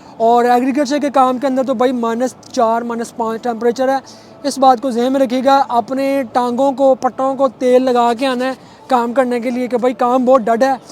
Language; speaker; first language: Urdu; non-native, local second language; Punjabi